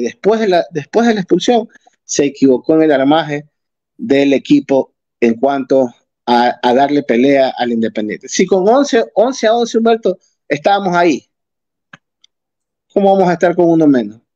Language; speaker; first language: Spanish; native; Spanish